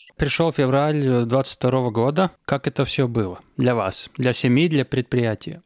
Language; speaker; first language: Russian; non-native, local second language; Latvian